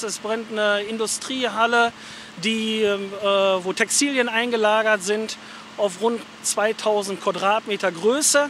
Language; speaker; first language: German; native; German